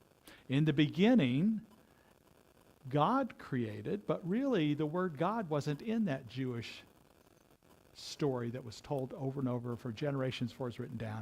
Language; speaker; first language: English; native; English